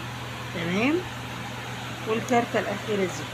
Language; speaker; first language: Arabic; native; Arabic